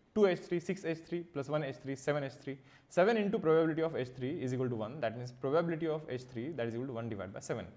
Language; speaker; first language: English; non-native, local second language; Marathi